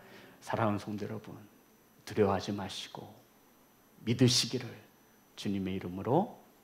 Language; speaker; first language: Korean; native; Korean